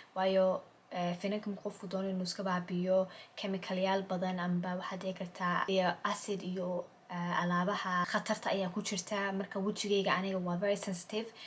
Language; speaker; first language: Somali; early bilingual, heritage; Somali